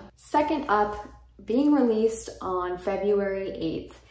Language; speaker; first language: English; native; English